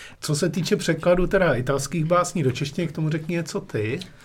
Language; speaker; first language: Czech; native; Czech